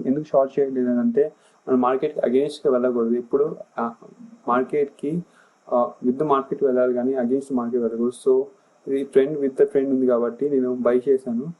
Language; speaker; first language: Telugu; non-native, local second language; Urdu